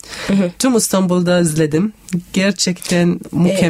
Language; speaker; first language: Turkish; non-native, learner; Arabic